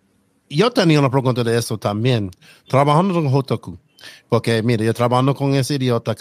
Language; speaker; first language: Spanish; non-native, learner; English